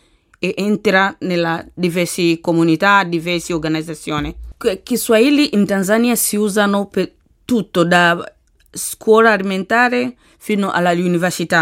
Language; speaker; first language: Italian; non-native, learner; Swahili